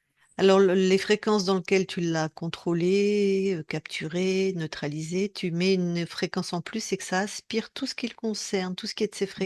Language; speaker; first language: French; native; French